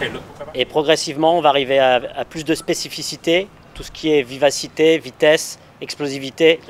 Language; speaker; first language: French; native; French